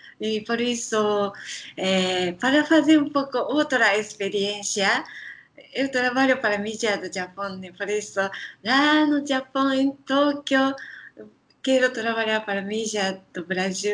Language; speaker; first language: Portuguese; non-native, learner; Japanese